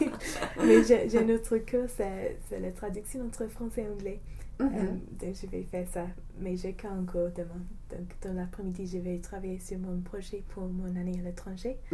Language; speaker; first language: French; non-native, fluent; English